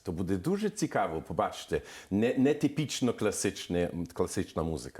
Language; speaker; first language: Ukrainian; early bilingual, heritage; Ukrainian